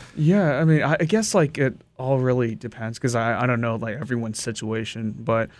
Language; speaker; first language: English; early bilingual, other home language; Japanese